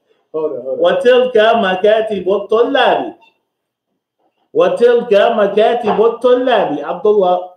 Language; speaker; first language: Arabic; non-native, fluent; English